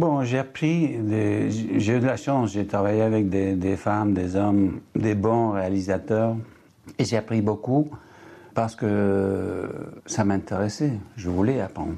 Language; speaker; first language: French; non-native, fluent; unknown